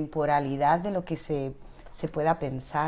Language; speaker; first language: Spanish; native; Spanish